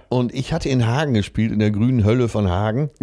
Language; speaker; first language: German; native; German